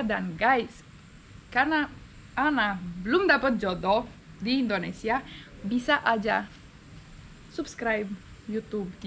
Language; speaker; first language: Indonesian; non-native, fluent; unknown